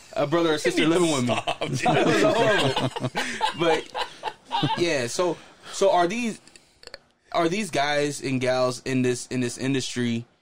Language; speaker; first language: English; native; English